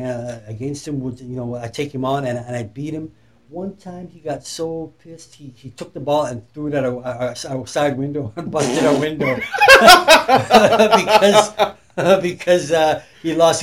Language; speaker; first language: English; native; English